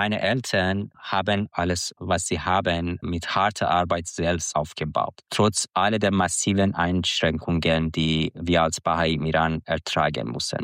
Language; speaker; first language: German; non-native, fluent; Persian